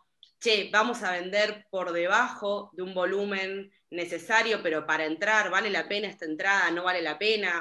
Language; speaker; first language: Spanish; native; Spanish